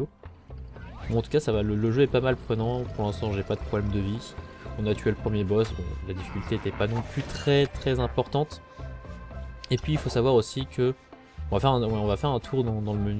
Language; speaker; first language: French; native; French